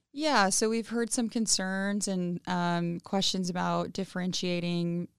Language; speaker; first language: English; early bilingual, other home language; Spanish